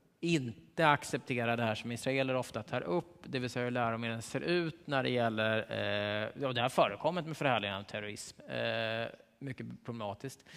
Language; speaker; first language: Swedish; native; Swedish